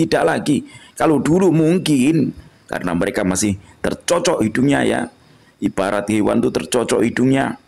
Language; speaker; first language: Indonesian; non-native, local second language; Javanese